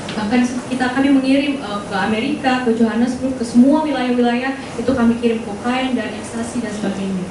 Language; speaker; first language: Indonesian; native; Indonesian